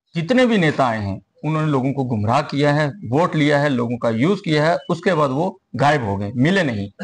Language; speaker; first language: Hindi; native; Hindi